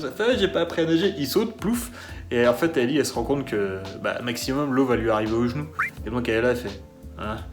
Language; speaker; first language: French; native; French